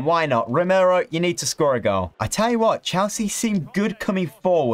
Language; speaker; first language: English; native; English